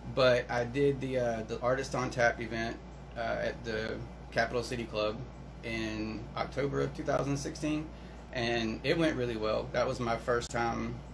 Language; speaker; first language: English; native; English